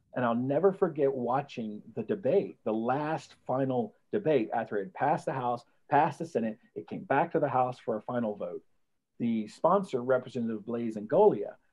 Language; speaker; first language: English; native; English